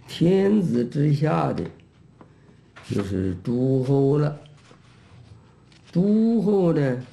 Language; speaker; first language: Chinese; native; Chinese